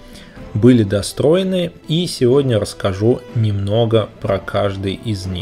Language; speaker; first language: Russian; native; Russian